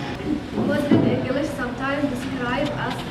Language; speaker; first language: English; non-native, learner; Arabic